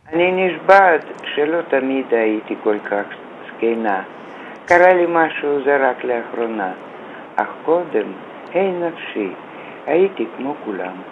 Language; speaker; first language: Hebrew; non-native, fluent; Russian